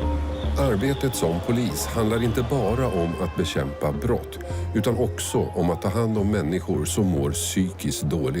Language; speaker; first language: Swedish; native; Swedish